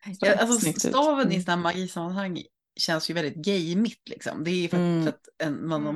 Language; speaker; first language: Swedish; native; Swedish